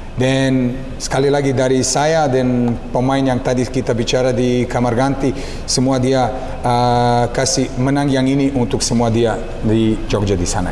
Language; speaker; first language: Indonesian; non-native, learner; Serbian